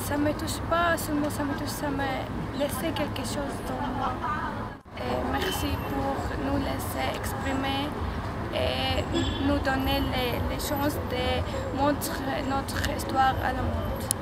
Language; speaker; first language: French; non-native, learner; Arabic